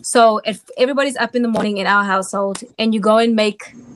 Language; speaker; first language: English; native; English